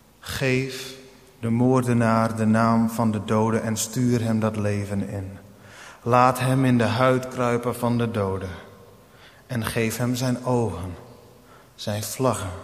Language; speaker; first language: Dutch; non-native, local second language; Western Frisian